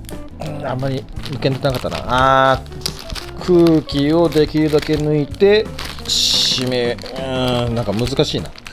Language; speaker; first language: Japanese; native; Japanese